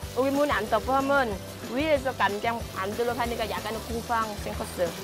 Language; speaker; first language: Korean; non-native, learner; Vietnamese